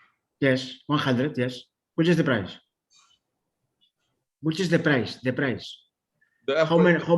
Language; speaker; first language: English; non-native, learner; Spanish